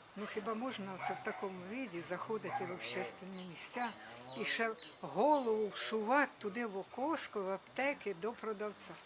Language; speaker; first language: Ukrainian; native; Ukrainian